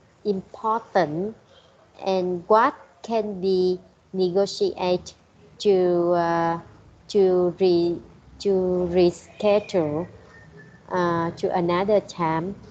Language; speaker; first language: English; non-native, learner; Vietnamese